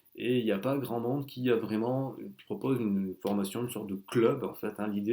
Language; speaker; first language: French; native; French